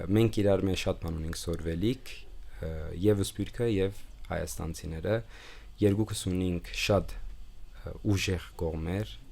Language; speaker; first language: Armenian; early bilingual, heritage; Armenian